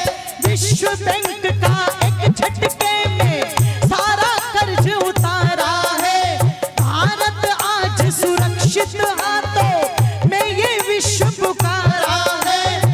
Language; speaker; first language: Hindi; native; Hindi